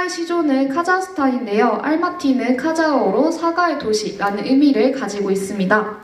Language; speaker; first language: Korean; native; Korean